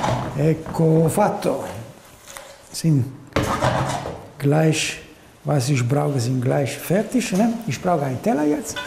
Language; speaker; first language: German; non-native, learner; Italian